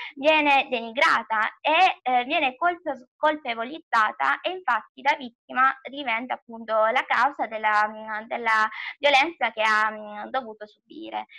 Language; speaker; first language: Italian; native; Italian